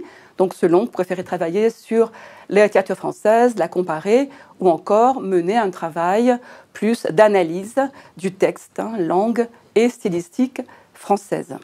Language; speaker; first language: French; native; French